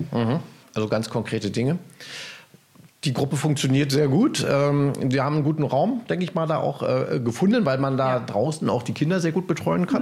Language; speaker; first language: German; native; German